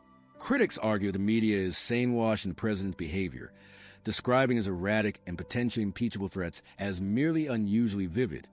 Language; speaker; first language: English; native; English